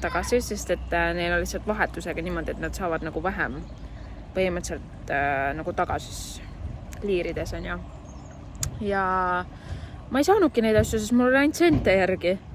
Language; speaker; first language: Estonian; native; Estonian